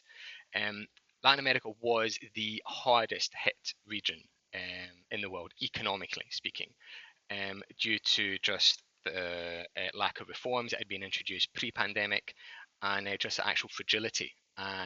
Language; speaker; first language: English; native; English